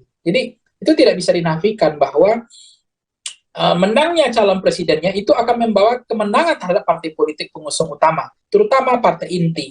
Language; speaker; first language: Indonesian; native; Indonesian